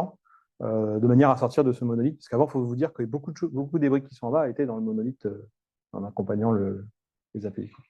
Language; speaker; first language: French; native; French